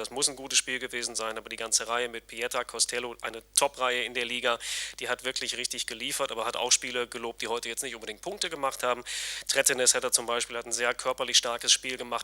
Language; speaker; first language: German; native; German